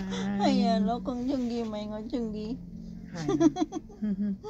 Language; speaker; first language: Cantonese; non-native, learner; Indonesian